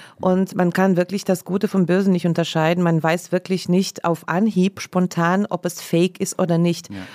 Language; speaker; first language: German; non-native, fluent; Russian